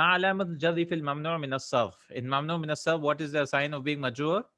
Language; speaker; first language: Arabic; non-native, fluent; English